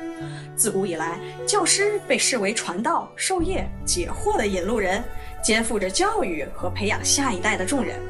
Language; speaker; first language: Chinese; native; Chinese